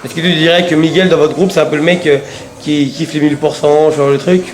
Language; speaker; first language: French; native; French